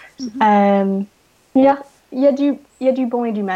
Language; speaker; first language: French; non-native, learner; English